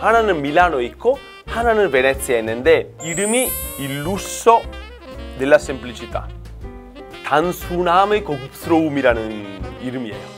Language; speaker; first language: Korean; non-native, fluent; Italian